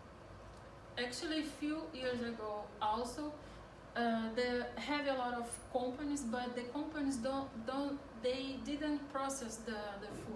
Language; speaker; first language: English; non-native, learner; Portuguese